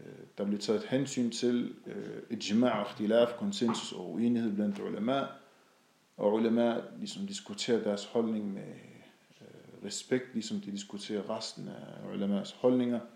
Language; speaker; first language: Danish; non-native, fluent; Arabic